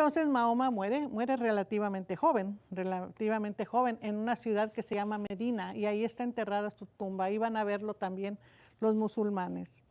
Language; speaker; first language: Spanish; native; Spanish